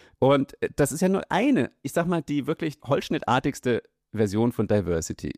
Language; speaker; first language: German; native; German